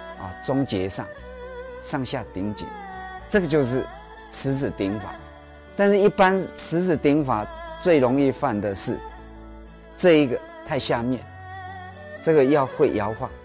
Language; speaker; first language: Chinese; native; Chinese